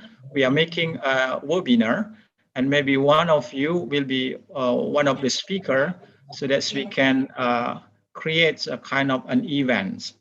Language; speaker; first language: English; non-native, fluent; Indonesian